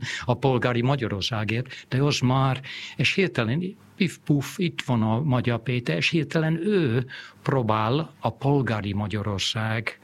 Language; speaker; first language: Hungarian; non-native, fluent; English